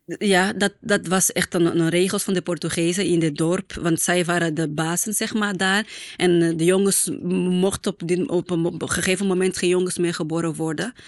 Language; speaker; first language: Dutch; non-native, fluent; Portuguese